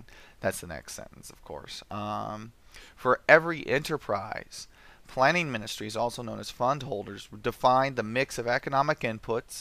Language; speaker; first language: English; native; English